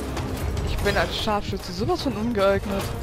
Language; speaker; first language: German; native; German